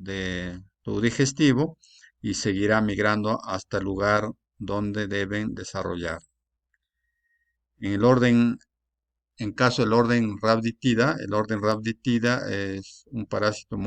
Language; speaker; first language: Spanish; native; Spanish